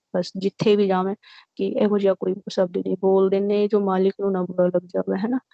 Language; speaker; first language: Hindi; non-native, local second language; Punjabi